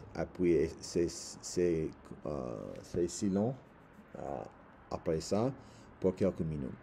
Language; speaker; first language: French; non-native, learner; English